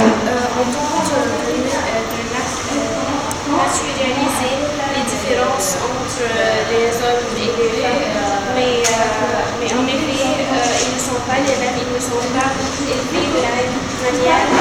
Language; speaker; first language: French; non-native, learner; Arabic